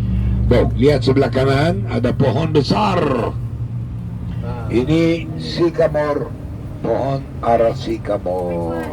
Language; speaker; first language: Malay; non-native, fluent; Hebrew